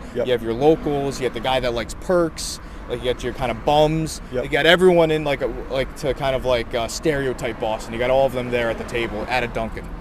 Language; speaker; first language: English; native; English